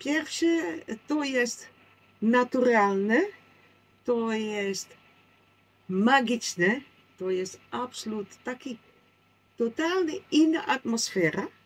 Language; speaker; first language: Polish; non-native, learner; Dutch